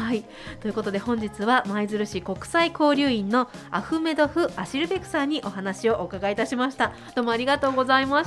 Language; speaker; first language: Japanese; native; Japanese